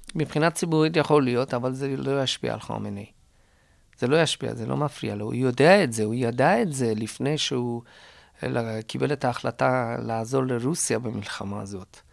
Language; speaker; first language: Hebrew; non-native, fluent; Persian